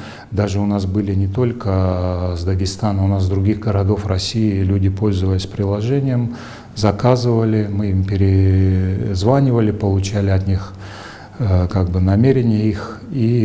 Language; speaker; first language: Russian; native; Russian